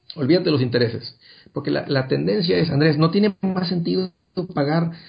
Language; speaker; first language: Spanish; native; Spanish